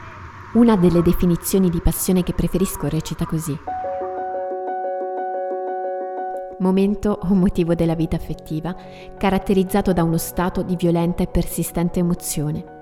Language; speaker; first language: Italian; native; Italian